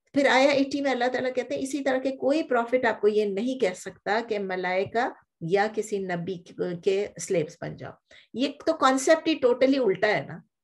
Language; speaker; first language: Urdu; native; Urdu